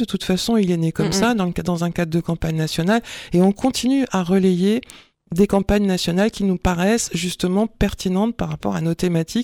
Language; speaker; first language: French; native; French